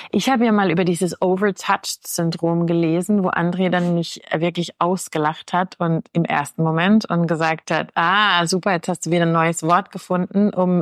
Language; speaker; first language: German; native; German